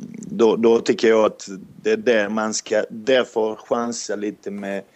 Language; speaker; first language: Swedish; non-native, fluent; Serbian